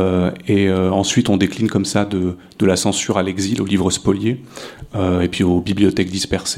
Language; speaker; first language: French; native; French